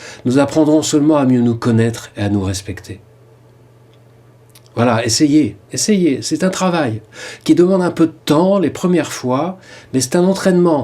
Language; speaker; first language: French; native; French